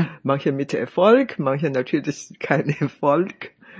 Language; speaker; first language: German; non-native, fluent; Chinese